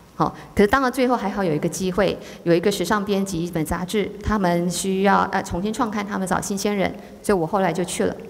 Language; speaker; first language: Chinese; native; Chinese